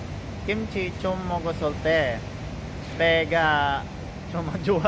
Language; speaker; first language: Korean; non-native, learner; Filipino